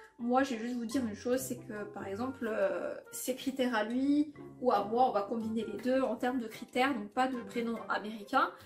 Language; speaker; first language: French; early bilingual, other home language; Polish